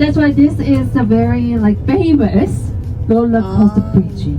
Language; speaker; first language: English; non-native, learner; Korean